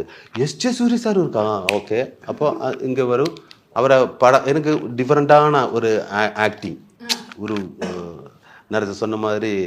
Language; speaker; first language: Tamil; non-native, learner; Malayalam